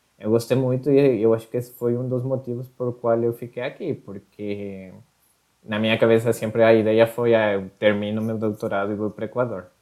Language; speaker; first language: Portuguese; non-native, fluent; Spanish